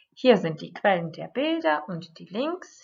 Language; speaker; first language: German; non-native, fluent; Croatian